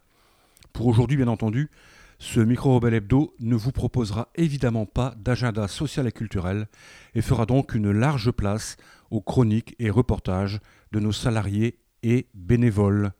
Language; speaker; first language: French; native; French